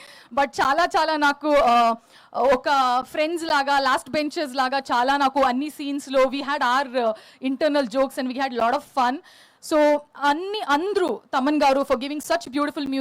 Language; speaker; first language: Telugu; non-native, learner; Kannada